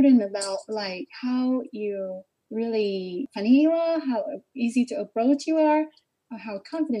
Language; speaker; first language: English; non-native, learner; Vietnamese